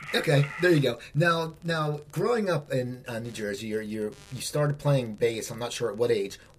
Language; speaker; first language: English; native; English